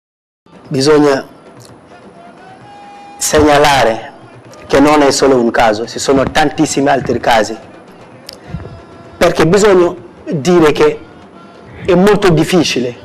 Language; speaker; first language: Italian; non-native, fluent; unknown